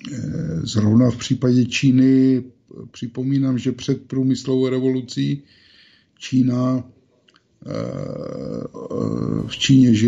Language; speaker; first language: Czech; native; Czech